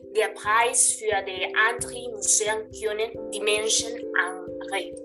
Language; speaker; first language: German; non-native, learner; Spanish